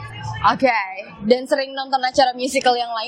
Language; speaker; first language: Indonesian; native; Indonesian